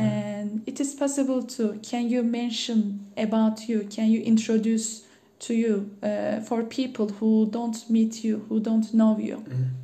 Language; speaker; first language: English; non-native, learner; Turkish